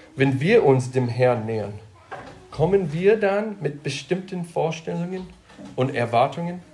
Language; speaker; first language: German; non-native, fluent; English